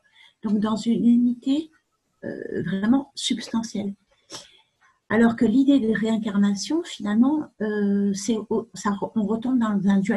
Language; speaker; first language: French; native; French